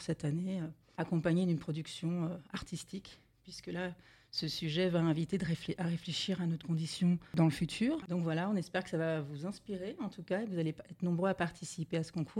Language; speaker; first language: French; native; French